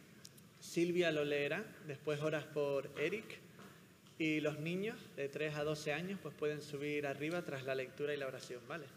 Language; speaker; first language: Spanish; native; Spanish